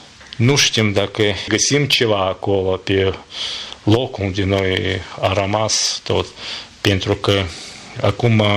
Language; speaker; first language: Romanian; non-native, learner; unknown